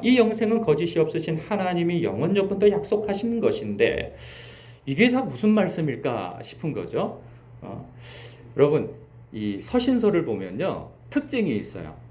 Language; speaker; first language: Korean; native; Korean